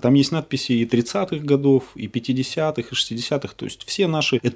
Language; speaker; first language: Russian; native; Russian